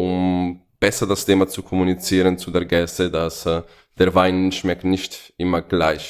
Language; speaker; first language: German; non-native, fluent; Italian